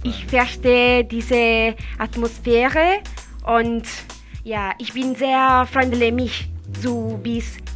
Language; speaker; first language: German; non-native, learner; Italian